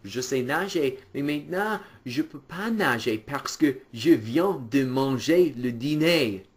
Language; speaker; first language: French; non-native, fluent; English